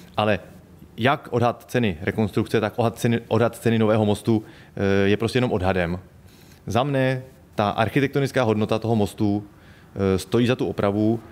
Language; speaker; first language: Czech; native; Czech